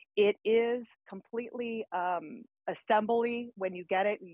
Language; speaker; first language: English; native; English